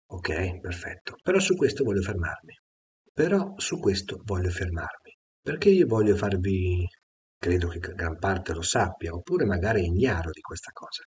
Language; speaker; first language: Italian; native; Italian